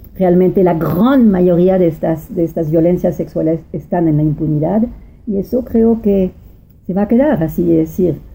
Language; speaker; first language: Spanish; non-native, fluent; French